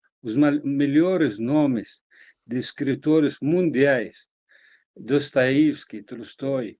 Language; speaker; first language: Portuguese; non-native, fluent; Arabic